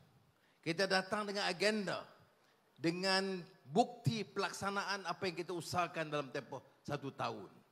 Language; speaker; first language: Malay; native; Malay